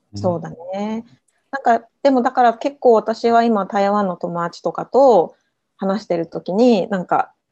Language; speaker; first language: Japanese; native; Japanese